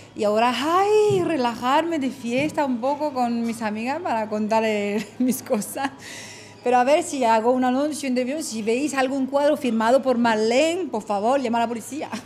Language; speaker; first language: Spanish; non-native, fluent; French